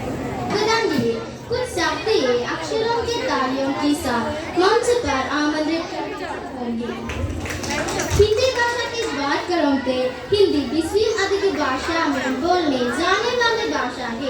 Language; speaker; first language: Hindi; non-native, local second language; Malayalam